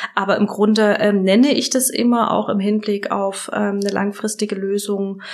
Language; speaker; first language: German; native; German